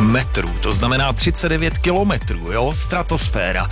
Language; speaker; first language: Czech; native; Czech